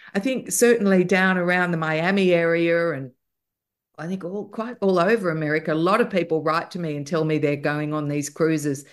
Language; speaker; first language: English; native; English